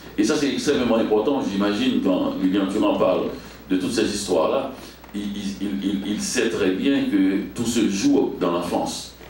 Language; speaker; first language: French; non-native, local second language; Haitian Creole